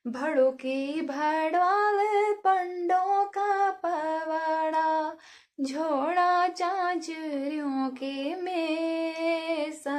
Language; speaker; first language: Hindi; native; Hindi